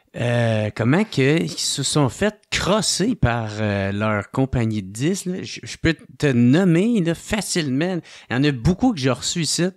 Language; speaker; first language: French; native; French